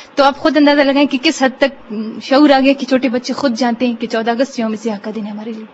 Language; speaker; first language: Urdu; non-native, local second language; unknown